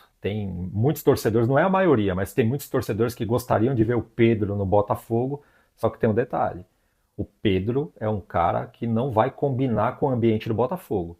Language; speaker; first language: Portuguese; native; Portuguese